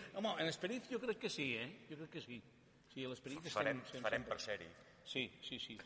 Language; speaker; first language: Catalan; non-native, learner; Spanish